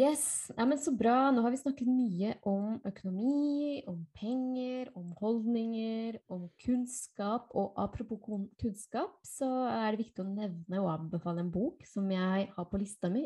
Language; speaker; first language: Norwegian; non-native, fluent; Spanish